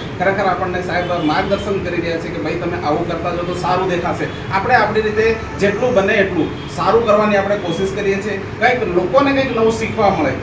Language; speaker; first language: Gujarati; native; Gujarati